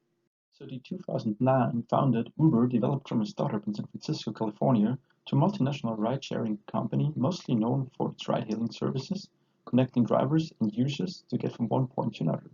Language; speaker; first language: English; non-native, fluent; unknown